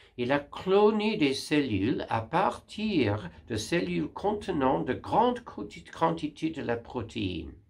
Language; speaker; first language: French; non-native, fluent; English